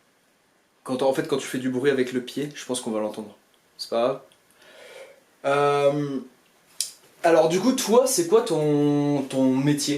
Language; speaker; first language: French; native; French